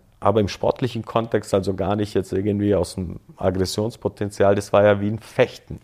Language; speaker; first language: German; early bilingual, other home language; Croatian